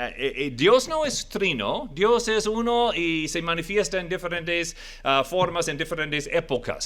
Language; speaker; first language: Spanish; non-native, fluent; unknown